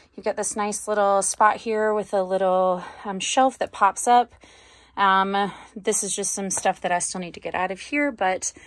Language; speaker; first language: English; native; English